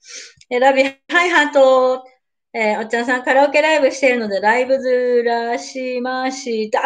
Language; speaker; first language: Japanese; native; Japanese